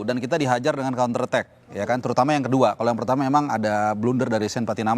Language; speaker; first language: Indonesian; native; Indonesian